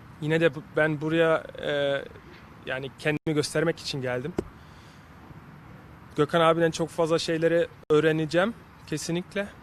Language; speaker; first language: Turkish; early bilingual, heritage; Turkish